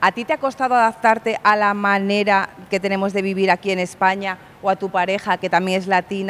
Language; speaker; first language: Spanish; native; Spanish